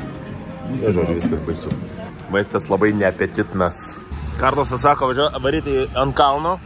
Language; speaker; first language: Lithuanian; native; Lithuanian